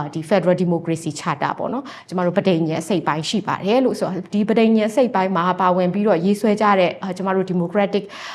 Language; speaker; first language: Burmese; non-native, local second language; Hakha Chin